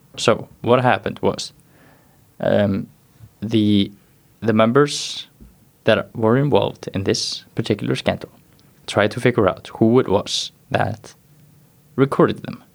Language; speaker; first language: English; non-native, fluent; Icelandic